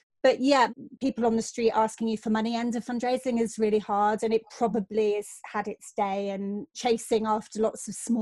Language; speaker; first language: English; native; English